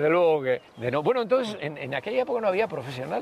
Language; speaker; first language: Spanish; native; Spanish